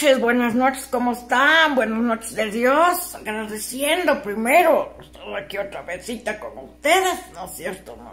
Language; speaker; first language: Spanish; native; Spanish